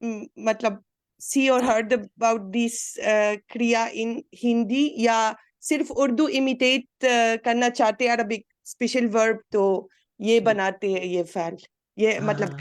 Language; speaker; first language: Hindi; non-native, fluent; Arabic